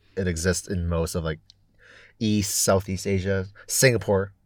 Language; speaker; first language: English; non-native, local second language; Cantonese